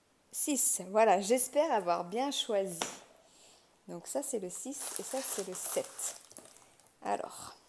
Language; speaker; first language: French; native; French